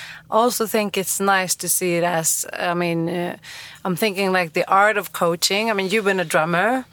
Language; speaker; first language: English; non-native, fluent; Swedish